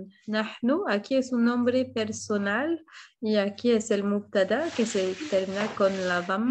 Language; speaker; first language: Spanish; non-native, fluent; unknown